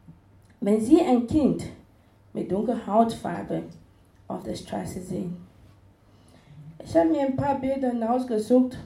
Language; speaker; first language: German; non-native, fluent; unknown